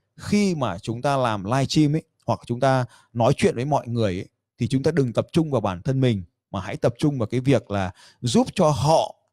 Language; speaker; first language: Vietnamese; native; Vietnamese